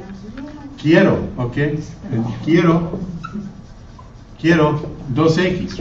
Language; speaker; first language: Spanish; non-native, fluent; English